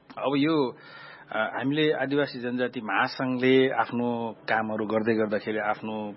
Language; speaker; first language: Nepali; non-native, local second language; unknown